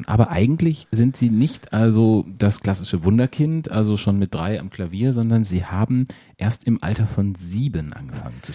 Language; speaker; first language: German; native; German